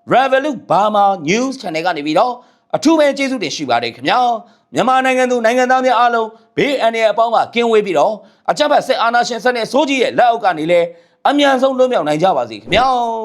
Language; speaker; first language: Burmese; native; Burmese